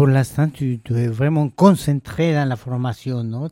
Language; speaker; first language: French; non-native, fluent; Spanish